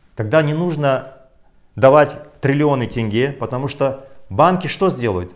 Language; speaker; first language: Russian; non-native, local second language; Kazakh